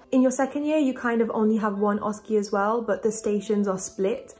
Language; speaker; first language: English; native; English